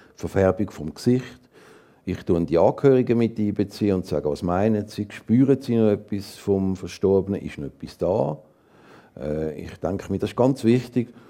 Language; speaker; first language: German; native; German